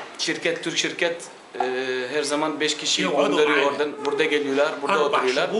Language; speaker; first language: Turkish; non-native, learner; Arabic